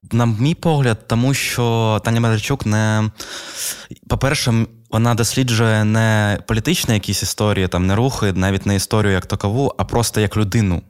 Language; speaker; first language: Ukrainian; native; Ukrainian